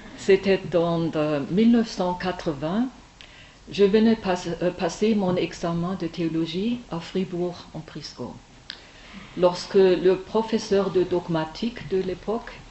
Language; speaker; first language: French; non-native, fluent; German